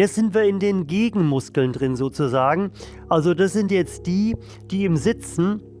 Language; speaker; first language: German; native; German